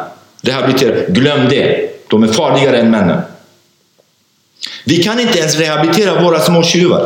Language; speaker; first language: Swedish; non-native, fluent; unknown